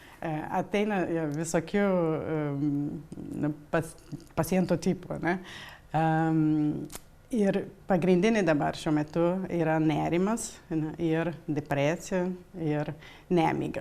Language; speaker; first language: Lithuanian; early bilingual, heritage; Lithuanian